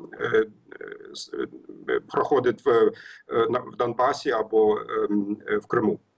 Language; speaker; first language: Ukrainian; non-native, learner; German